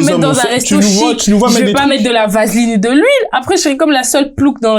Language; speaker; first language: French; native; French